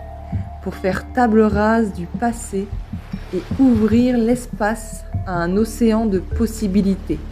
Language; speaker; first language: French; native; French